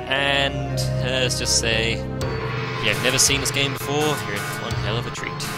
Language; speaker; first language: English; native; English